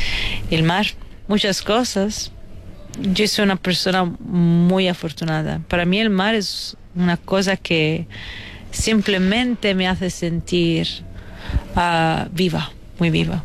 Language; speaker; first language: Spanish; non-native, fluent; Italian